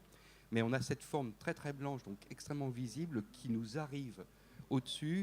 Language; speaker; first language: French; native; French